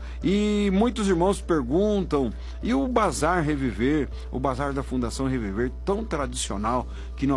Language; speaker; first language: Portuguese; native; Portuguese